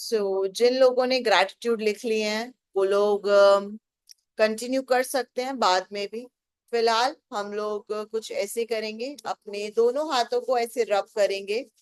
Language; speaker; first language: Hindi; native; Hindi